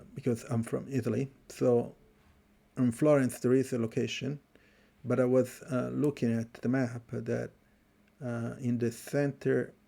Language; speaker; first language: English; non-native, fluent; Italian